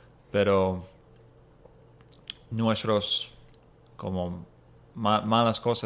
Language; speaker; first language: Spanish; non-native, fluent; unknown